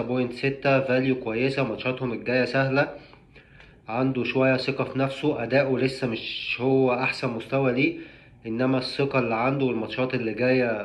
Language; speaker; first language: Arabic; native; Arabic